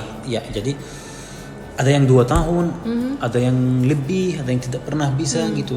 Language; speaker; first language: Indonesian; non-native, fluent; Arabic